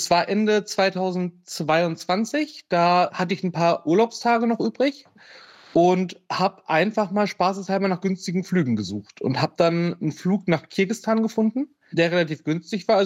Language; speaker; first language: German; native; German